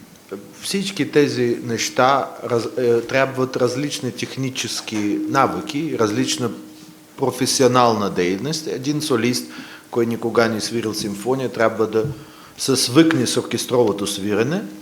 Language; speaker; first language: Bulgarian; non-native, fluent; Russian